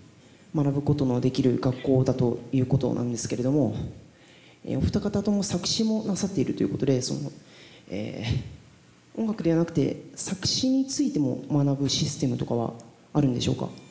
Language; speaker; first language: Japanese; native; Japanese